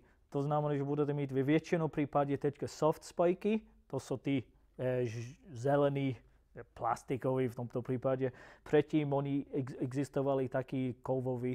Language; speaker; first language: Czech; non-native, fluent; English